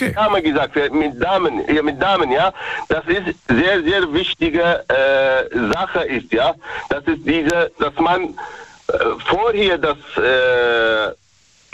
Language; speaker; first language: German; non-native, learner; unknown